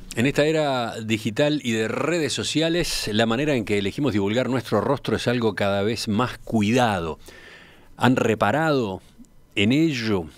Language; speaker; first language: Spanish; native; Spanish